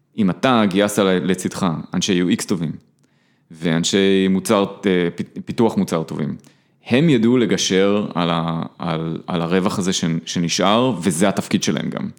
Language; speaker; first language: Hebrew; native; Hebrew